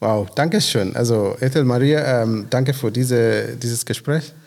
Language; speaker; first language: German; non-native, fluent; Swahili